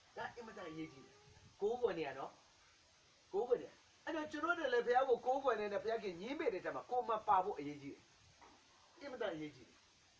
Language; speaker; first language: Burmese; non-native, local second language; Kachin